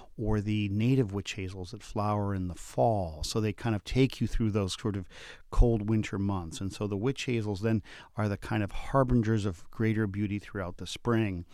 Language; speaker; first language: English; native; English